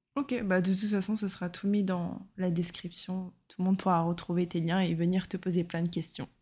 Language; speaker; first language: French; native; French